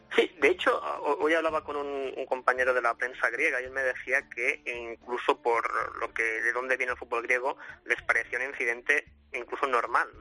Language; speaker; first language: Spanish; native; Spanish